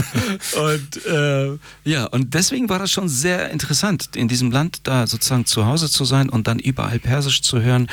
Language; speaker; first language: German; early bilingual, other home language; Persian